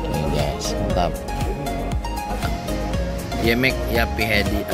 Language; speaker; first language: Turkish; non-native, learner; Indonesian